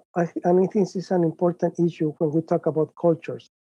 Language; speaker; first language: English; non-native, fluent; Spanish